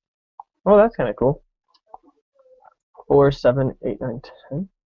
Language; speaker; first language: English; native; English